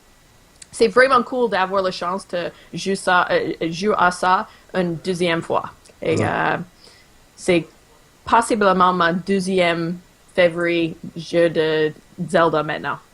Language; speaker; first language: French; non-native, local second language; English